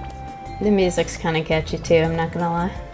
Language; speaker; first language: English; native; English